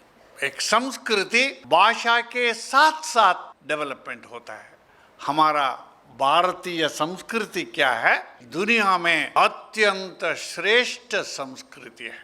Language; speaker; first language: Hindi; non-native, local second language; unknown